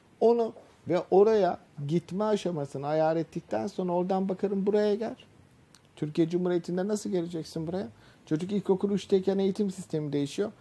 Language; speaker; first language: Turkish; native; Turkish